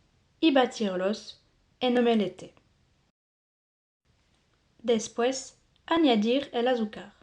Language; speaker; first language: Spanish; non-native, learner; French